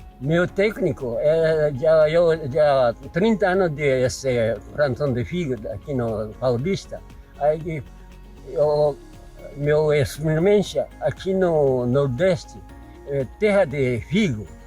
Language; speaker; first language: Portuguese; non-native, learner; Japanese